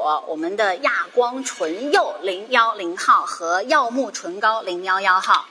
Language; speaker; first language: Chinese; native; Chinese